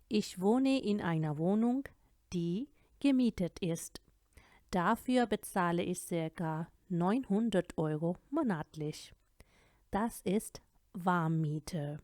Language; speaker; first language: German; non-native, fluent; Urdu